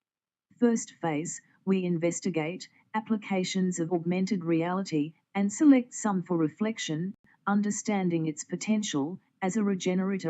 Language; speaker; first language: English; non-native, fluent; Portuguese